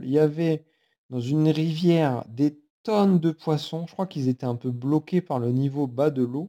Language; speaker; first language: French; native; French